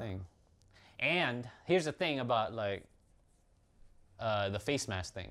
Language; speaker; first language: English; non-native, local second language; Hiligaynon